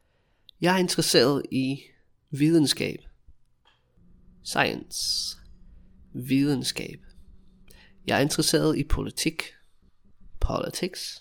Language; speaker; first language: Danish; non-native, fluent; English